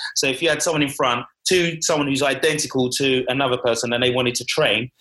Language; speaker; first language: English; native; English